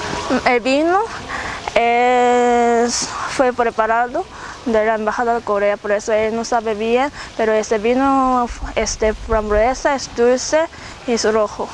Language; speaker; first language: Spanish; non-native, fluent; Korean